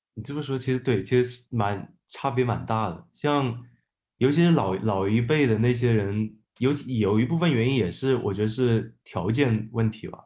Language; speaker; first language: Chinese; non-native, fluent; Japanese